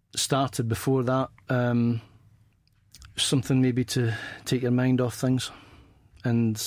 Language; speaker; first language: English; native; English